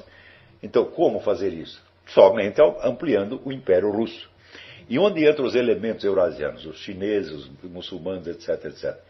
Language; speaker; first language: Portuguese; native; Portuguese